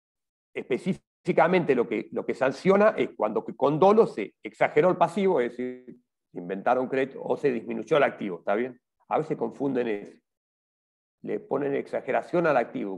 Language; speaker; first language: Spanish; native; Spanish